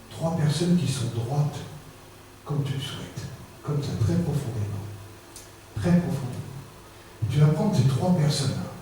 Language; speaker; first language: French; native; French